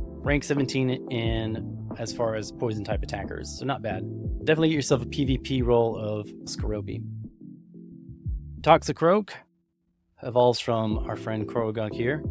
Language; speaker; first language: English; native; English